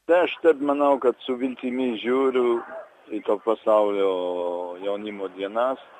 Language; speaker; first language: Lithuanian; early bilingual, heritage; Lithuanian